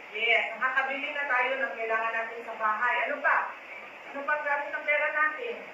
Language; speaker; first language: Filipino; non-native, local second language; Bikol